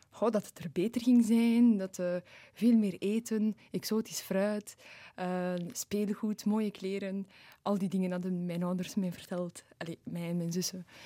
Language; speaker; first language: Dutch; early bilingual, other home language; Polish